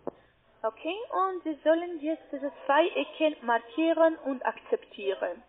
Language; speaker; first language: German; non-native, learner; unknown